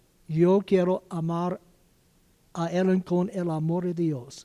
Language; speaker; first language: Spanish; non-native, learner; English